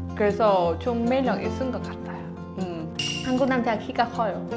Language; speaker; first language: Korean; non-native, learner; Vietnamese